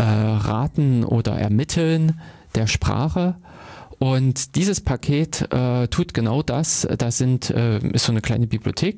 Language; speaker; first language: German; native; German